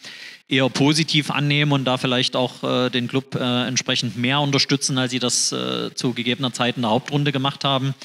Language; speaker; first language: German; native; German